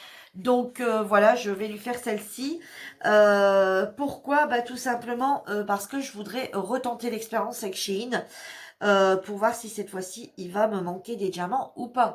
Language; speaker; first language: French; native; French